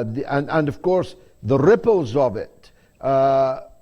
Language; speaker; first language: English; native; English